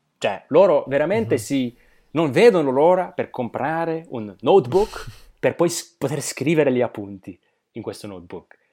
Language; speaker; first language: Italian; non-native, fluent; Slovak